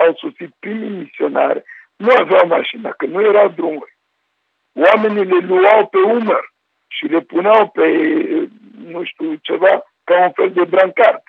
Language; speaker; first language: Romanian; non-native, fluent; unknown